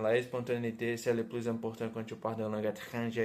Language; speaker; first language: French; non-native, fluent; Portuguese